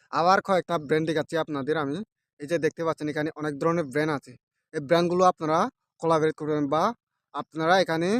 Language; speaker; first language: Bangla; non-native, local second language; Chakma